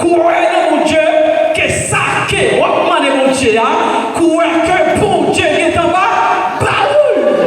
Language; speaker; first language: French; non-native, local second language; Haitian Creole